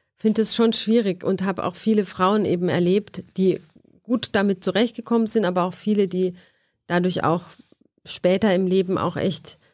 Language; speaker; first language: German; native; German